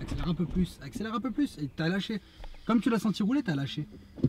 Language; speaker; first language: French; native; French